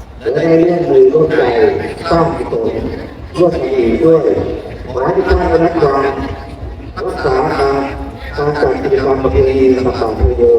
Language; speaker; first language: Thai; native; Thai